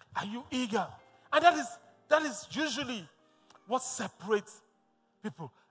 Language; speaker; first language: English; non-native, local second language; Yoruba